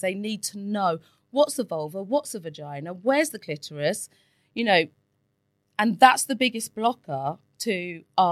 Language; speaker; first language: English; native; English